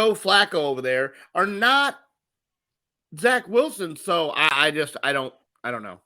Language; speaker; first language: English; native; English